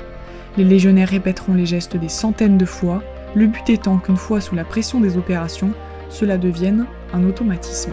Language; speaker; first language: French; native; French